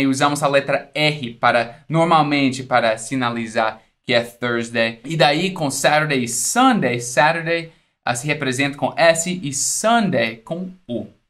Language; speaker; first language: Portuguese; non-native, fluent; English